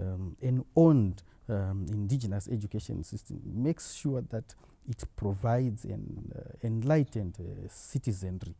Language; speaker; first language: English; non-native, local second language; Shona